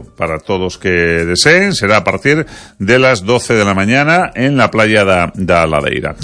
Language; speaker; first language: Spanish; native; Spanish